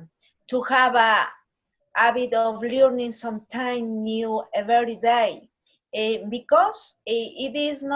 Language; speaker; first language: English; non-native, learner; Spanish